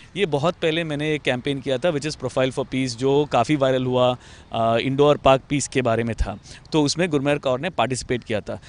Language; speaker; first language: Hindi; non-native, local second language; Tamil